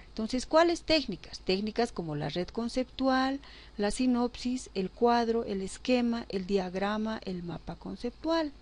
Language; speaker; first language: Spanish; native; Spanish